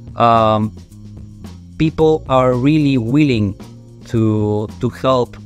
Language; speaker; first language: English; non-native, fluent; Spanish